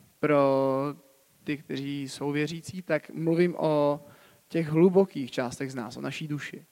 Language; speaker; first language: Czech; native; Czech